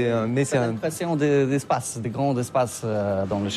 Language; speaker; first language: French; non-native, fluent; Polish